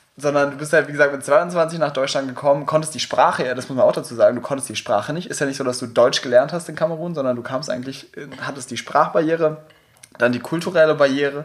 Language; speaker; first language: German; native; German